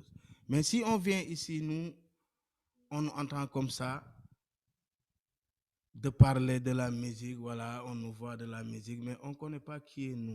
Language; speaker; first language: French; non-native, local second language; Wolof